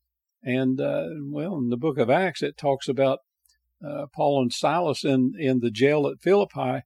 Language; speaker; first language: English; native; English